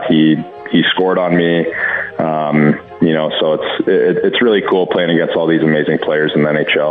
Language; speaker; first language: English; native; English